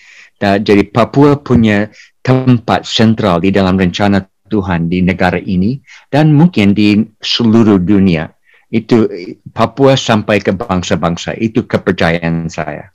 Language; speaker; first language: Indonesian; non-native, fluent; English